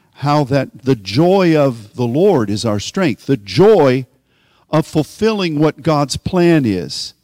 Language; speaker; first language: English; native; English